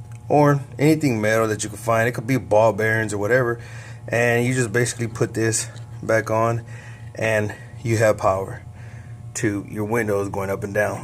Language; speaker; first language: English; native; English